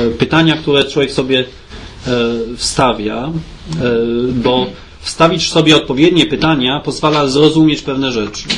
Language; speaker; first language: Polish; early bilingual, heritage; Polish